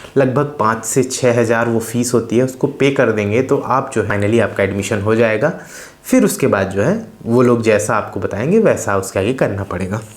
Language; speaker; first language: Hindi; native; Hindi